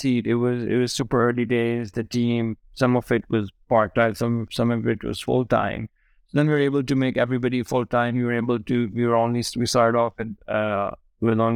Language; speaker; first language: English; non-native, local second language; Urdu